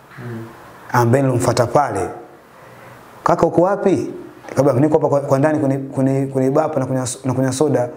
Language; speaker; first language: Swahili; native; Swahili